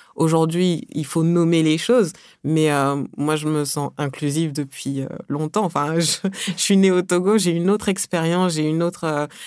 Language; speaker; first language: French; early bilingual, other home language; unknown